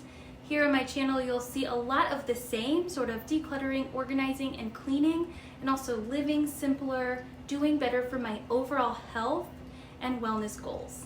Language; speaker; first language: English; native; English